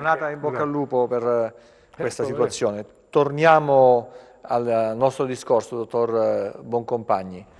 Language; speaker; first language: Italian; native; Italian